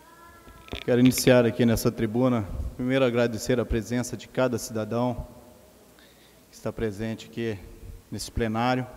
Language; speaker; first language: Portuguese; native; Portuguese